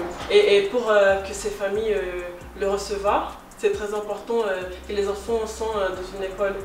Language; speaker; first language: French; non-native, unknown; Portuguese